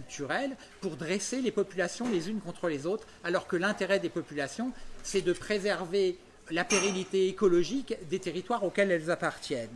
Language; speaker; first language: French; native; French